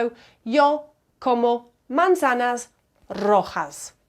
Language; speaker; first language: Spanish; non-native, fluent; English